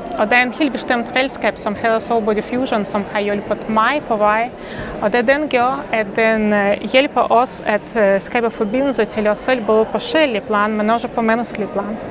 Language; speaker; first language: Danish; non-native, fluent; Russian